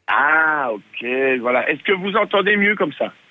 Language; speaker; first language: French; native; French